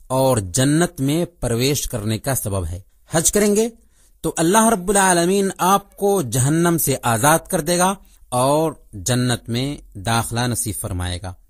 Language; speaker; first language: Urdu; native; Urdu